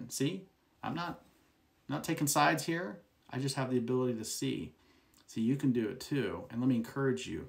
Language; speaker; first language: English; native; English